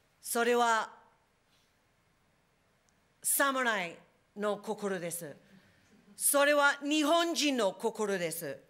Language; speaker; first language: Japanese; non-native, fluent; English